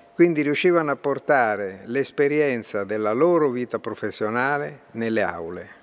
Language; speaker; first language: Italian; native; Italian